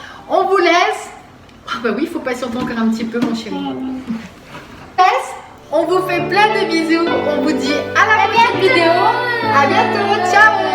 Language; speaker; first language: French; native; French